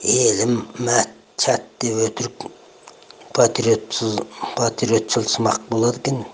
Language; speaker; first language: Kazakh; native; Kazakh